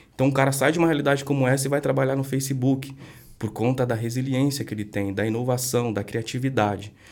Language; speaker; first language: Portuguese; native; Portuguese